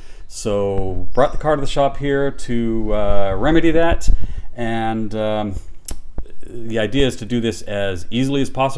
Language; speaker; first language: English; native; English